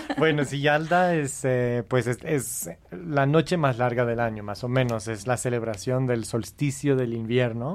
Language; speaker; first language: Spanish; non-native, fluent; English